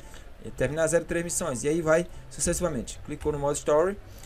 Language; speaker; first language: Portuguese; native; Portuguese